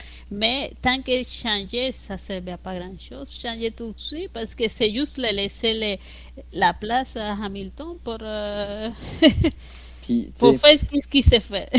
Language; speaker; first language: French; non-native, fluent; Spanish